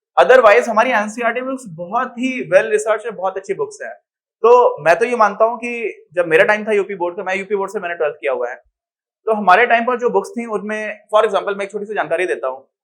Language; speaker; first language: Hindi; native; Hindi